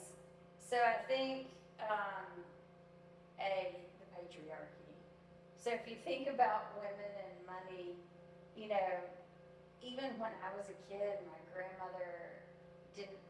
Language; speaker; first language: English; native; English